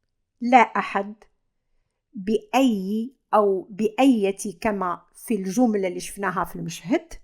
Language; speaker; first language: Arabic; native; Arabic